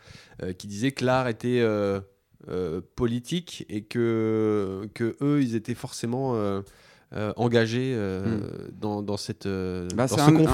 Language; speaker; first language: French; native; French